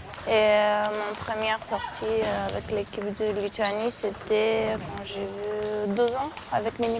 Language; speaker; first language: French; non-native, fluent; Lithuanian